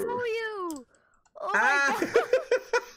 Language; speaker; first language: English; non-native, learner; Turkish